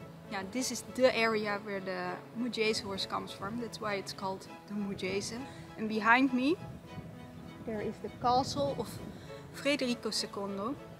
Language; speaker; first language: English; non-native, fluent; Dutch